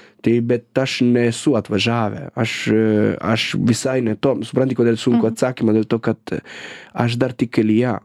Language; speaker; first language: Lithuanian; non-native, fluent; Italian